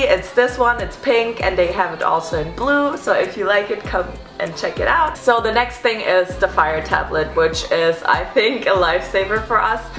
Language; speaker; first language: English; non-native, fluent; German